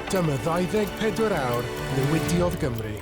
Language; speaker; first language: Welsh; non-native, local second language; English